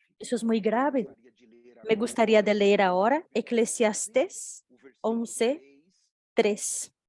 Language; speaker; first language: Spanish; non-native, fluent; Portuguese